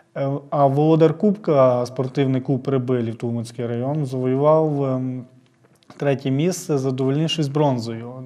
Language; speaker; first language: Ukrainian; native; Ukrainian